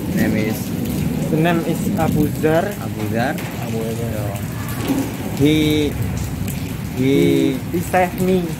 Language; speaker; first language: English; non-native, learner; Indonesian